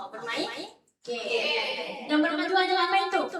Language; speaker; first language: Indonesian; native; Indonesian